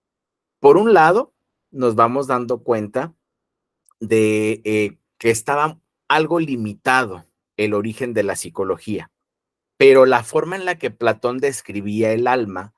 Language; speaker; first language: Spanish; native; Spanish